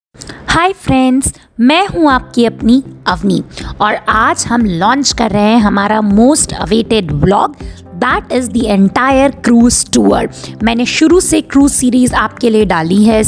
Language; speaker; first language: Hindi; native; Hindi